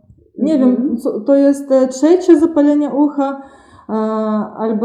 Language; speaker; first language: Polish; non-native, learner; Russian